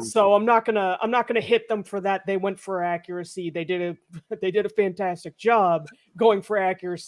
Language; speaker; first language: English; native; English